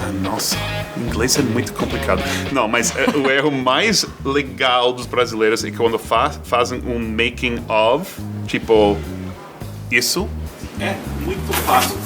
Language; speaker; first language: Portuguese; non-native, fluent; English